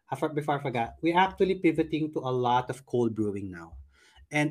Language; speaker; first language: English; non-native, local second language; Filipino